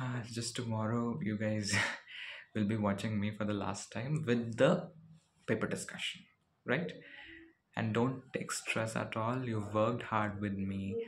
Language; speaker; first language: English; non-native, local second language; Marathi